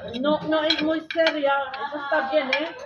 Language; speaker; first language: Spanish; non-native, learner; Filipino